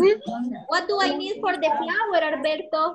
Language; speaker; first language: English; non-native, fluent; Spanish